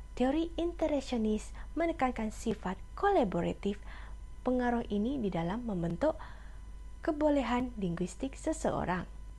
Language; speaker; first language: Malay; non-native, local second language; Iban